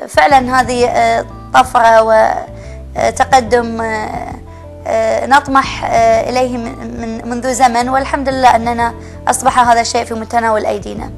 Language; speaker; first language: Arabic; native; Arabic